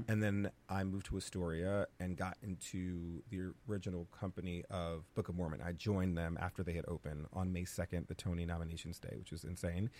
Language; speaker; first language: English; native; English